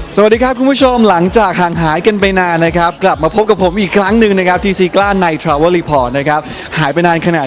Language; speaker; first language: Thai; native; Thai